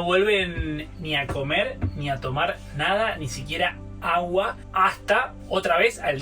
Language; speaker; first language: Spanish; native; Spanish